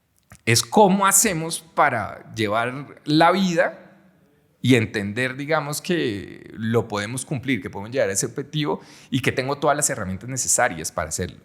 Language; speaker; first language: Spanish; native; Spanish